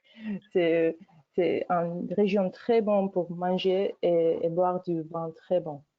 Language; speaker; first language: French; non-native, fluent; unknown